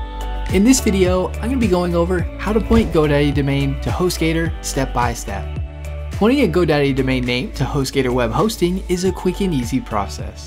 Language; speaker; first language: English; native; English